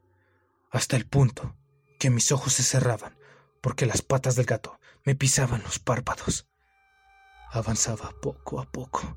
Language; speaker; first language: Spanish; native; Spanish